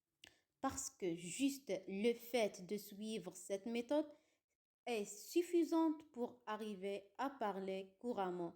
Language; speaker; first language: French; non-native, fluent; Arabic